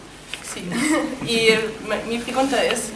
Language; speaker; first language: Spanish; non-native, learner; German